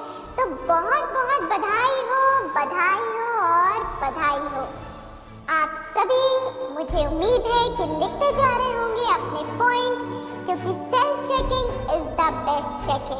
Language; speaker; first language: Hindi; native; Hindi